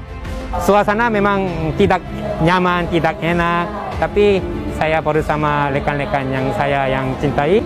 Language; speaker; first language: Indonesian; non-native, fluent; Korean